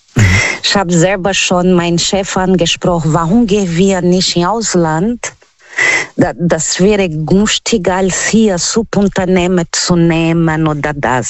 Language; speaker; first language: German; non-native, learner; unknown